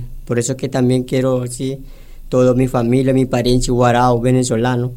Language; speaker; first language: Spanish; non-native, local second language; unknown